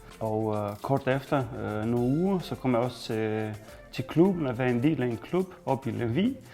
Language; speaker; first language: Danish; non-native, fluent; Romanian